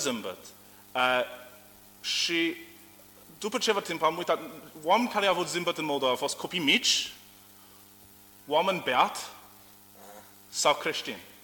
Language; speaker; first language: Romanian; non-native, learner; English